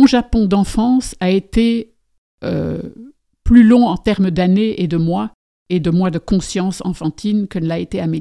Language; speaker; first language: French; native; French